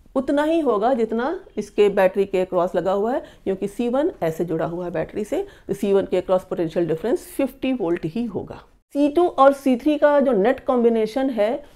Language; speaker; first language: Hindi; native; Hindi